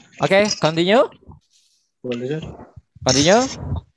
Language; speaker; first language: English; non-native, fluent; Indonesian